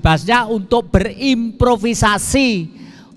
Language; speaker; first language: Indonesian; native; Indonesian